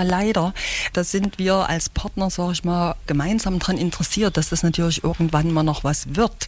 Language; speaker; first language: German; native; German